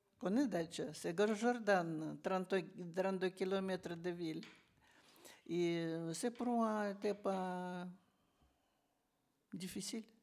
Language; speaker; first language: French; non-native, learner; Russian